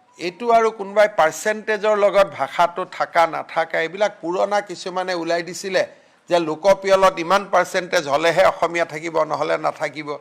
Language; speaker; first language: Assamese; native; Assamese